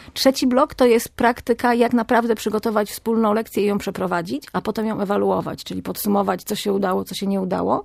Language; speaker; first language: Polish; native; Polish